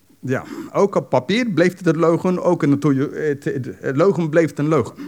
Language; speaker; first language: Dutch; non-native, fluent; English